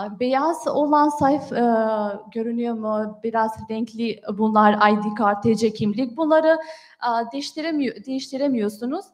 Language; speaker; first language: Turkish; non-native, fluent; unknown